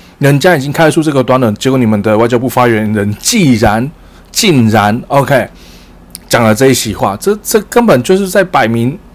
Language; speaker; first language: Chinese; early bilingual, heritage; Chinese